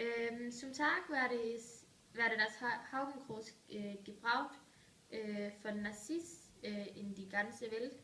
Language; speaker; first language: German; non-native, learner; Danish